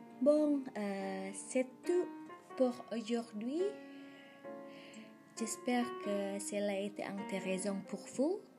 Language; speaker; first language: French; non-native, learner; Indonesian